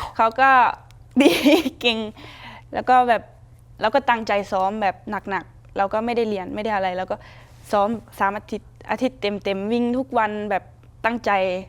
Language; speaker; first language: Thai; non-native, fluent; Luxembourgish